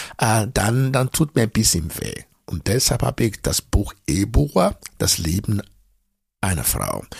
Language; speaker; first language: German; non-native, fluent; Bini